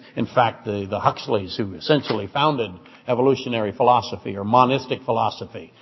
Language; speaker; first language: English; native; English